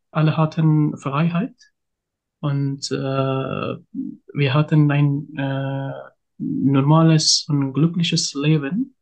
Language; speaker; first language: German; non-native, learner; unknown